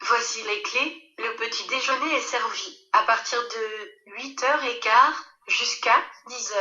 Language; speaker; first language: French; native; French